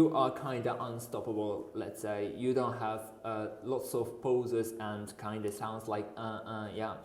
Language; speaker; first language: English; non-native, fluent; Uzbek